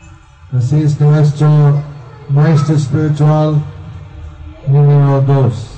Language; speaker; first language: Spanish; non-native, learner; Bangla